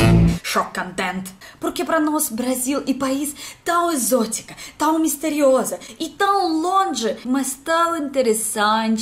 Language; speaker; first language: Portuguese; non-native, learner; Russian